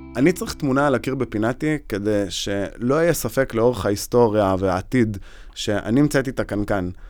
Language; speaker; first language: Hebrew; native; Hebrew